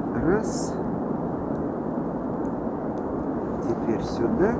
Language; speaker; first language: Russian; native; Russian